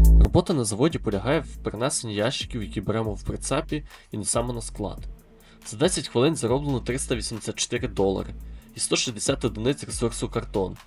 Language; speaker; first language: Ukrainian; native; Ukrainian